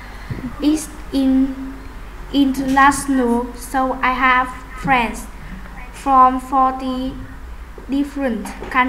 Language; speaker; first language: English; non-native, learner; Vietnamese